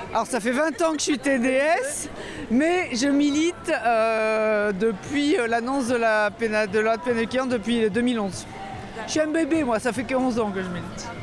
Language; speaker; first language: French; native; French